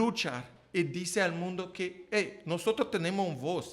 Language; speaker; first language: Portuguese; non-native, learner; English